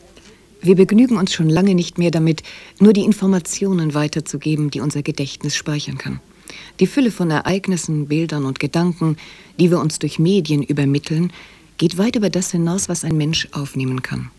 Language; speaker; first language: German; native; German